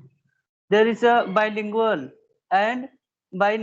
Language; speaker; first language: English; non-native, learner; Hindi